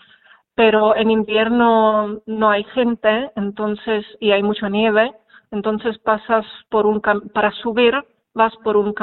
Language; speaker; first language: Spanish; non-native, fluent; Czech